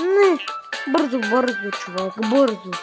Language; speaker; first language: Bulgarian; native; Bulgarian